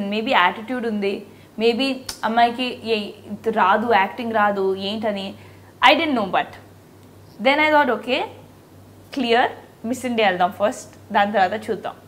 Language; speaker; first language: Telugu; non-native, local second language; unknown